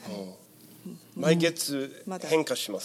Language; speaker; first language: Japanese; non-native, learner; English